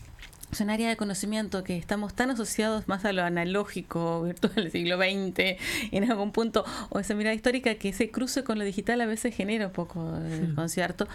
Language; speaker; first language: Spanish; native; Spanish